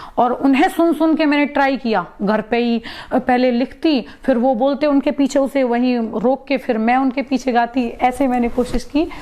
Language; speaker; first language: Hindi; native; Hindi